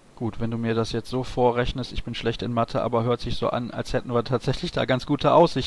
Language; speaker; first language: German; native; German